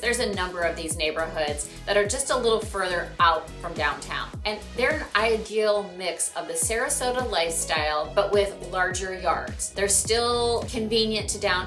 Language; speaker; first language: English; native; English